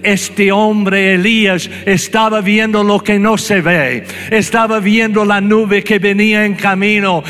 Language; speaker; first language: Spanish; non-native, fluent; English